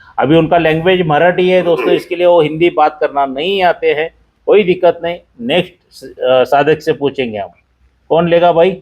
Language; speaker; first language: Hindi; non-native, local second language; Marathi